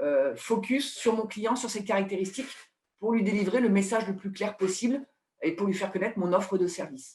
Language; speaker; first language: French; native; French